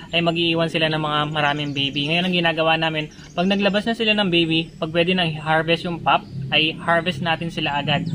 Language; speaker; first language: Filipino; non-native, local second language; Pampanga